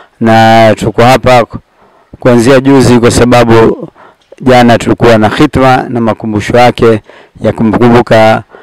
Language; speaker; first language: Swahili; native; Swahili